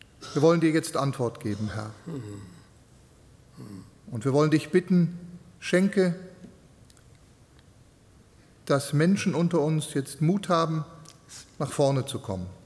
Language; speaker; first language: German; native; German